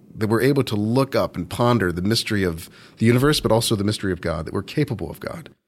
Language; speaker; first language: English; native; English